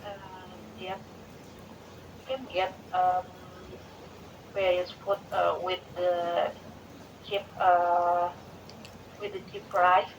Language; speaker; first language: English; non-native, learner; Indonesian